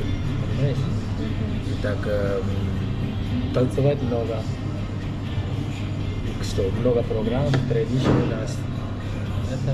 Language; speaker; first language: Russian; non-native, learner; Hindi